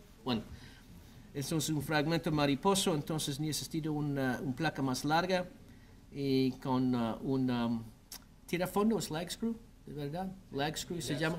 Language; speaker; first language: Spanish; non-native, learner; English